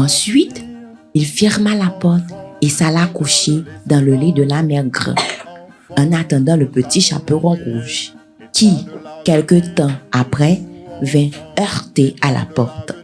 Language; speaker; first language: French; non-native, local second language; Haitian Creole